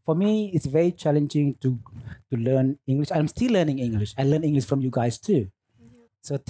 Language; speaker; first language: English; non-native, fluent; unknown